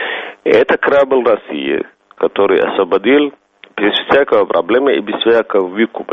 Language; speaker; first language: Russian; non-native, fluent; Somali